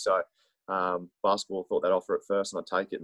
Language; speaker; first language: English; native; English